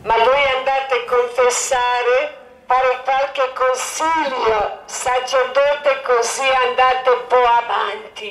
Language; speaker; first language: Italian; non-native, learner; Croatian